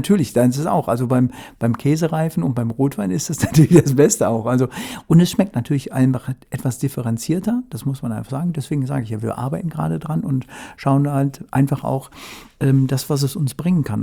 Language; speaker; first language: German; native; German